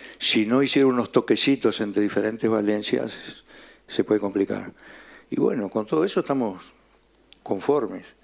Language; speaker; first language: Spanish; native; Spanish